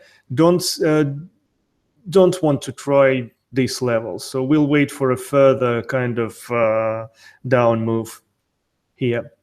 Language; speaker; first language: English; non-native, fluent; Russian